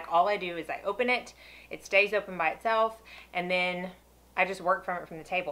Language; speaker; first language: English; native; English